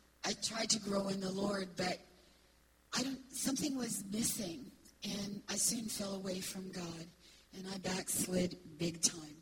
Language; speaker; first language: English; native; English